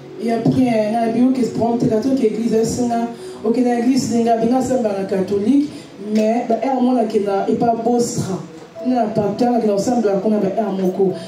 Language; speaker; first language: French; non-native, local second language; Lingala